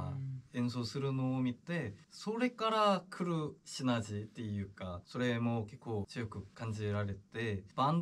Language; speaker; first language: Japanese; non-native, fluent; Korean